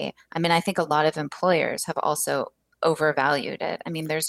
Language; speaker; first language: English; native; English